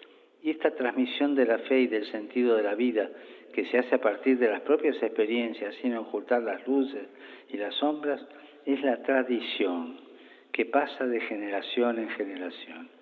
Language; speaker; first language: Spanish; native; Spanish